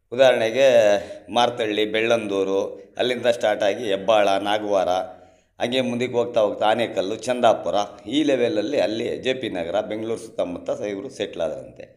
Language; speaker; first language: Kannada; non-native, local second language; Telugu